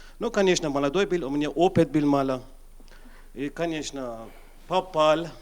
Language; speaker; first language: Russian; non-native, learner; Persian